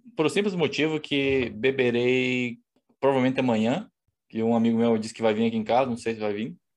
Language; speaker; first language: Portuguese; native; Portuguese